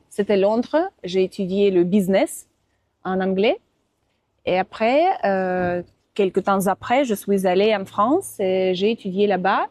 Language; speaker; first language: French; non-native, fluent; Russian